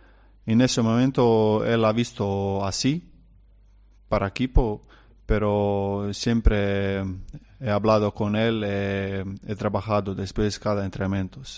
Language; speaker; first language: Spanish; non-native, learner; Croatian